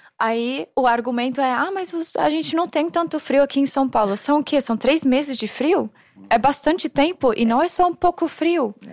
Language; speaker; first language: Portuguese; non-native, fluent; German